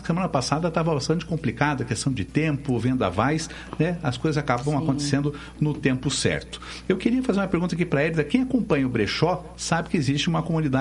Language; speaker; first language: Portuguese; native; Portuguese